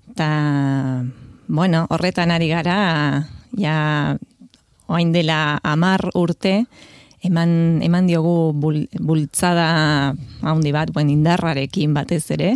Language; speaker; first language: Basque; non-native, fluent; Spanish